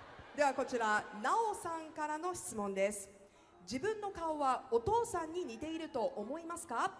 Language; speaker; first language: Japanese; native; Japanese